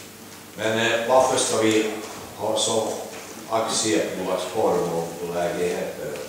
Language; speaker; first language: Swedish; non-native, learner; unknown